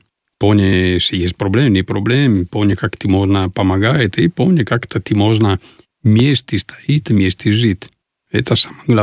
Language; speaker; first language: Russian; non-native, learner; Italian